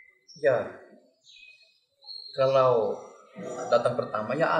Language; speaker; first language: Indonesian; non-native, learner; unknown